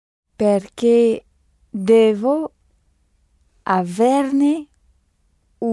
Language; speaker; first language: Italian; non-native, learner; French